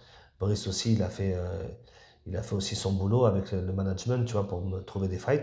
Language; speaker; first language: French; native; French